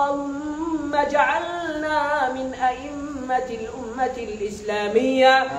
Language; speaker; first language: Arabic; non-native, fluent; Bangla